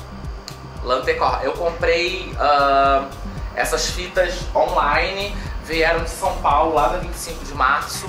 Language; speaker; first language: Portuguese; native; Portuguese